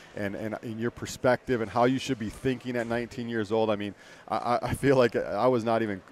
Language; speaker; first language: English; native; English